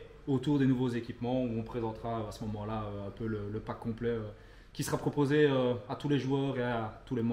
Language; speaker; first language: French; native; French